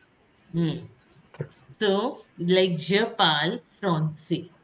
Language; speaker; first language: French; non-native, fluent; Hindi